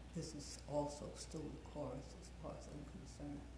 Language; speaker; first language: English; native; English